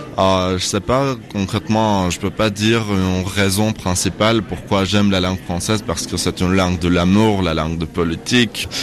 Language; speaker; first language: French; non-native, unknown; Armenian